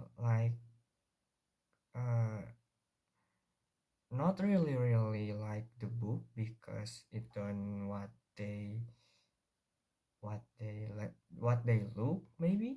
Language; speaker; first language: English; non-native, learner; Indonesian